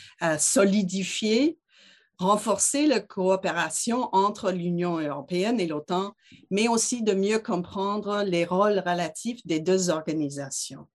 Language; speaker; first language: French; non-native, local second language; English